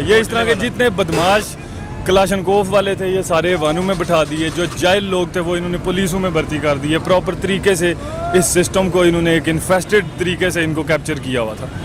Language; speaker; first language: Urdu; non-native, local second language; Pahari-Potwari